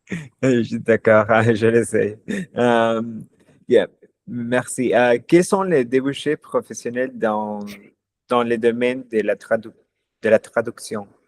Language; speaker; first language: French; non-native, learner; Spanish